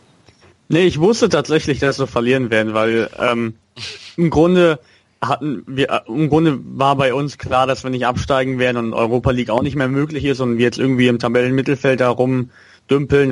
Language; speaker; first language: German; native; German